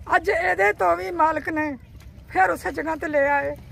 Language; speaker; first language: Punjabi; native; Punjabi